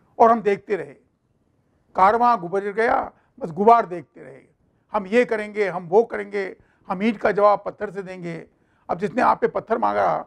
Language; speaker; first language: Hindi; non-native, local second language; Marathi